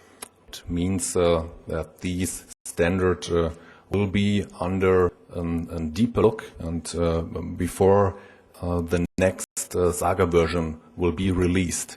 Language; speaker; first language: English; non-native, fluent; German